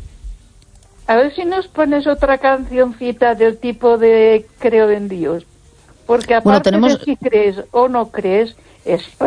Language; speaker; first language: Spanish; native; Spanish